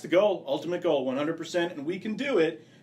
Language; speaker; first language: English; native; English